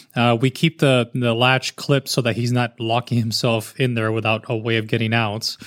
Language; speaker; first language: English; native; English